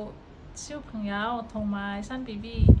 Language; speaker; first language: Cantonese; non-native, learner; Indonesian